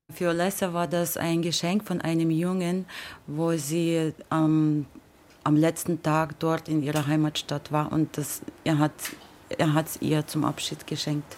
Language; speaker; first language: German; non-native, fluent; Ukrainian